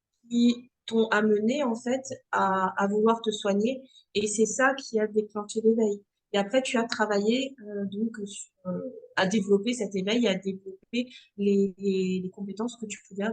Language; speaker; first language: French; native; French